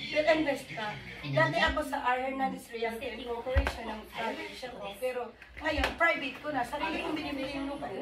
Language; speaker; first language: Filipino; non-native, local second language; Waray